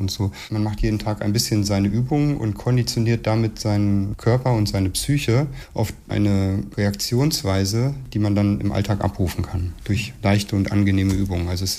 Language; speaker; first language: German; native; German